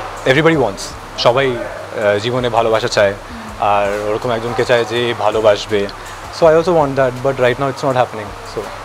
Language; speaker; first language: Bangla; non-native, fluent; Hindi